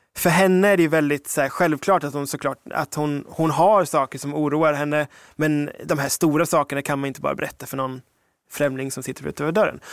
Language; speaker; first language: Swedish; early bilingual, other home language; English